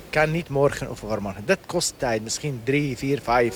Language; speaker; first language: Dutch; non-native, learner; Arabic